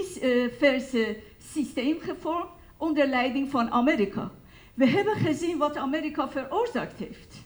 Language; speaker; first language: Dutch; non-native, fluent; Persian